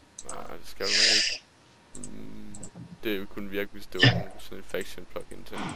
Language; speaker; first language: Danish; native; Danish